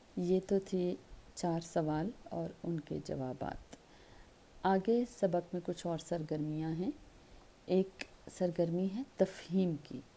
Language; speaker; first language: Urdu; native; Urdu